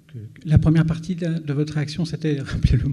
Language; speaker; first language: French; native; French